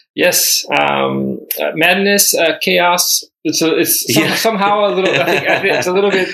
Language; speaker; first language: English; early bilingual, other home language; Spanish